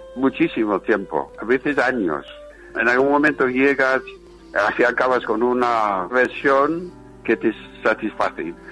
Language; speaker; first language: Spanish; non-native, fluent; English